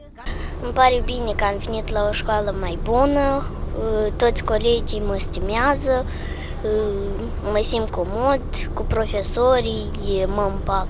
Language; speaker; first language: Romanian; non-native, local second language; Russian